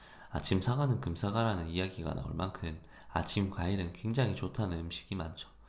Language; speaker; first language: Korean; native; Korean